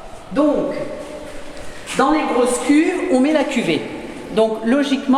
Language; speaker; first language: French; native; French